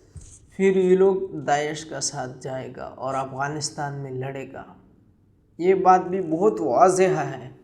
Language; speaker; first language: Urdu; non-native, local second language; Pashto